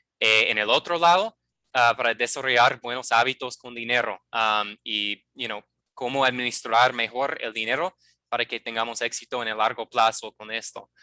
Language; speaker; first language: Spanish; non-native, fluent; English